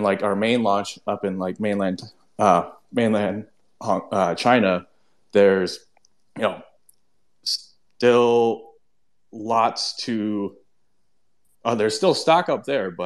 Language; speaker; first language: English; non-native, local second language; Cantonese